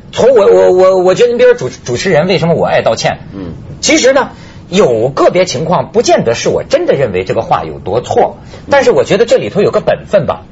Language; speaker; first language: Chinese; native; Chinese